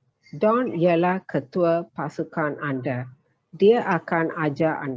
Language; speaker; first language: Indonesian; non-native, learner; Tamil